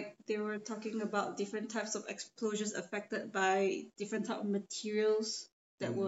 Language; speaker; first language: English; non-native, local second language; Chinese